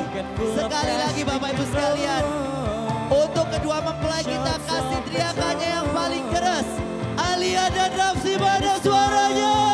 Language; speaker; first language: Indonesian; native; Indonesian